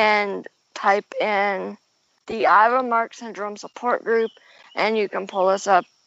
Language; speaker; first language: English; native; English